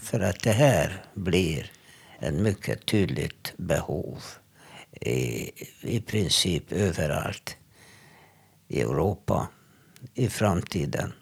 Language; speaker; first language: Swedish; non-native, fluent; Hungarian